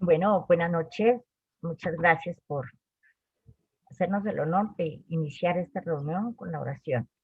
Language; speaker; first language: Spanish; native; Spanish